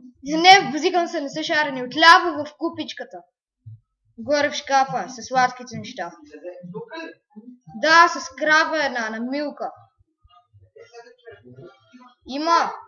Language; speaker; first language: Bulgarian; native; Bulgarian